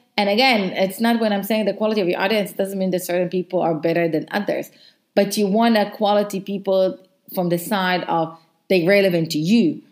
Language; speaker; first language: English; non-native, fluent; Hebrew